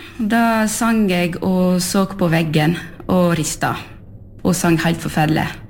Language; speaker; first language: Norwegian; non-native, fluent; French